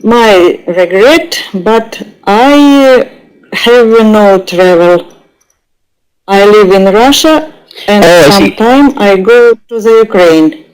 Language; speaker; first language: English; non-native, learner; Russian